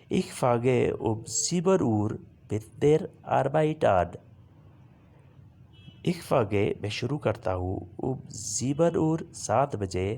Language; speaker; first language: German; non-native, fluent; Urdu